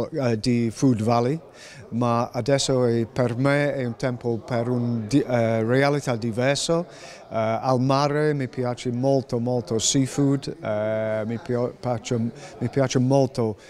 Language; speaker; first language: Italian; non-native, learner; English